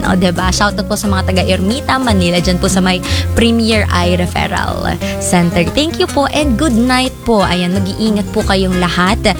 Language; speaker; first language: Filipino; native; Filipino